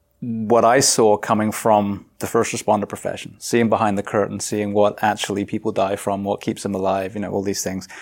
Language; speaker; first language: English; native; English